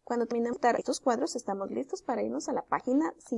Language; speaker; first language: Spanish; native; Spanish